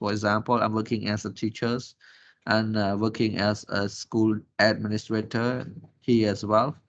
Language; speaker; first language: English; non-native, fluent; Khmer